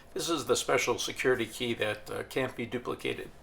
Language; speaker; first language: English; native; English